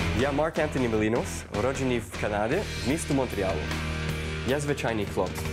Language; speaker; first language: Ukrainian; early bilingual, heritage; Ukrainian